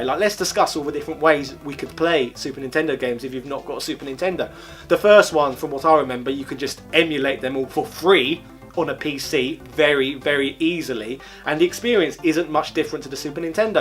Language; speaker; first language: English; native; English